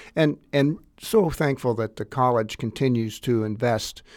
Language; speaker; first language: English; native; English